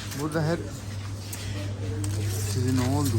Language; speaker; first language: Turkish; non-native, learner; Urdu